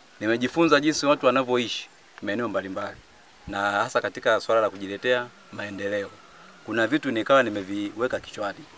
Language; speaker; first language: Swahili; non-native, local second language; Sukuma